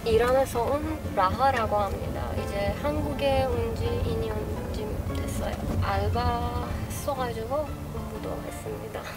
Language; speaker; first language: Korean; non-native, learner; Persian